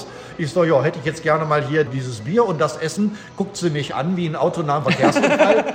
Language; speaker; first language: German; native; German